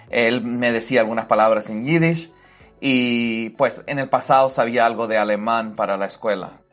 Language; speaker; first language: Spanish; early bilingual, heritage; Spanish